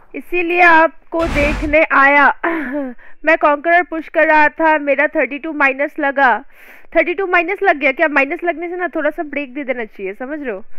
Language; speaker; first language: Hindi; non-native, local second language; Assamese